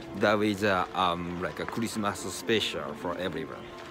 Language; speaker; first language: English; non-native, learner; Japanese